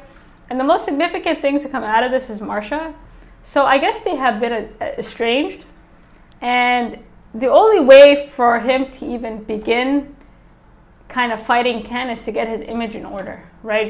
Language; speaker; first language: English; native; English